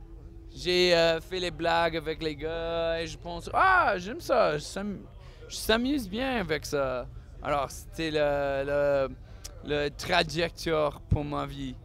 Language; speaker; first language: French; non-native, learner; English